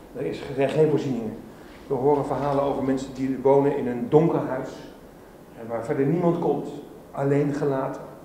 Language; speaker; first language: Dutch; native; Dutch